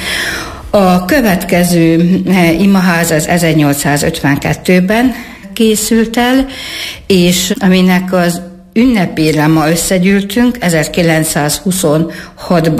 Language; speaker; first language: Hungarian; native; Hungarian